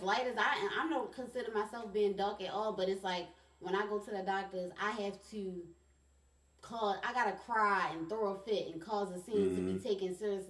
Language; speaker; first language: English; non-native, fluent; German